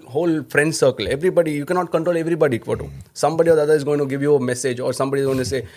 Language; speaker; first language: English; non-native, local second language; Tamil